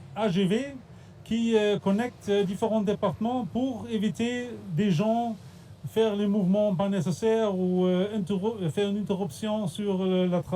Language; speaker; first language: French; non-native, fluent; German